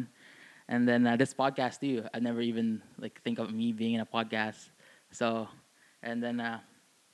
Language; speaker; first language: English; non-native, local second language; Filipino